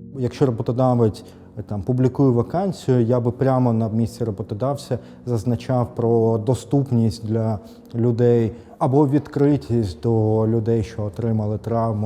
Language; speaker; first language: Ukrainian; native; Ukrainian